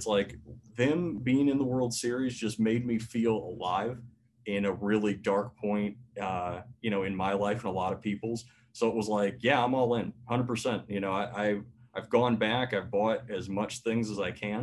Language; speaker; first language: English; native; English